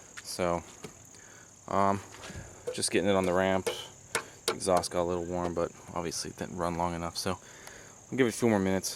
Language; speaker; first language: English; native; English